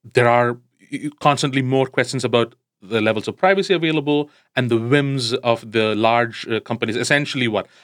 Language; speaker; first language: English; non-native, local second language; Tamil